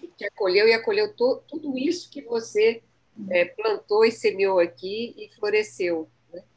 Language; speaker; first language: Portuguese; native; Portuguese